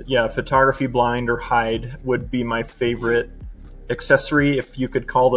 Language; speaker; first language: English; native; English